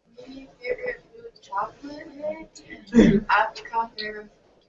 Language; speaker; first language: Hindi; non-native, learner; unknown